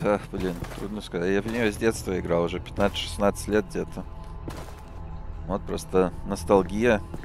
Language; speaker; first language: Russian; early bilingual, heritage; Russian